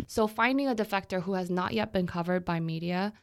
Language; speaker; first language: English; non-native, fluent; Korean